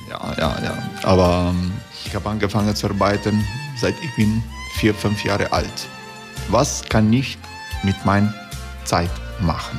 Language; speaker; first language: German; non-native, fluent; Croatian